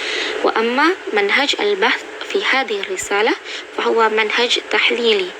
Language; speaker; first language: Arabic; non-native, learner; Indonesian